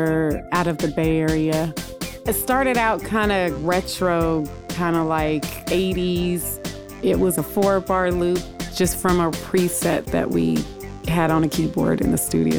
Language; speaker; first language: English; native; English